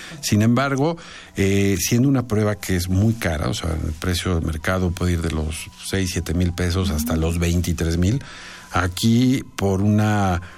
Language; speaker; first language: Spanish; native; Spanish